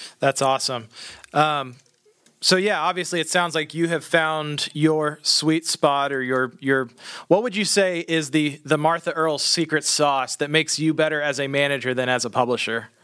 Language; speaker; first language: English; native; English